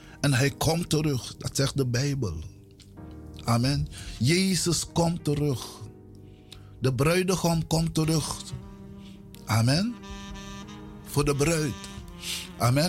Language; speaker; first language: Dutch; non-native, local second language; Sranan Tongo